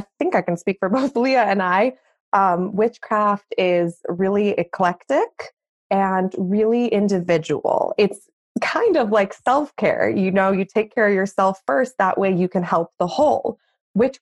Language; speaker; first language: English; native; English